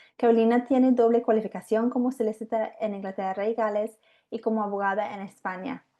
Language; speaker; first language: Spanish; non-native, fluent; English